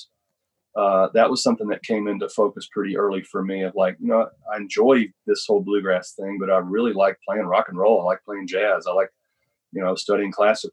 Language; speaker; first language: English; native; English